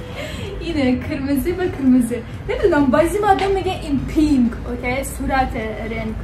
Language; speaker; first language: Persian; non-native, learner; Turkish